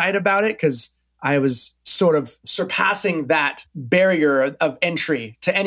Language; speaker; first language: English; native; English